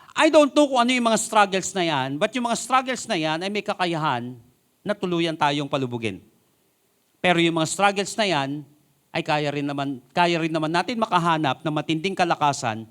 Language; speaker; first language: Filipino; non-native, local second language; Iloko